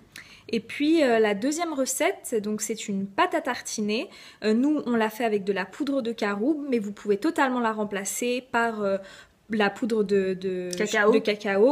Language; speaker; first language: French; native; French